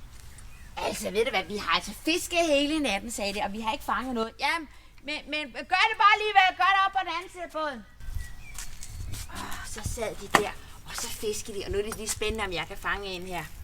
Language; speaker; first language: Danish; native; Danish